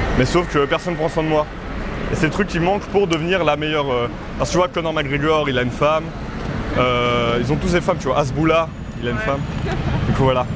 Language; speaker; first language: French; native; French